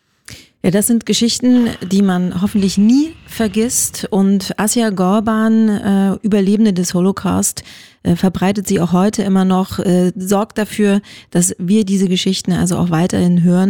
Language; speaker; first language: German; native; German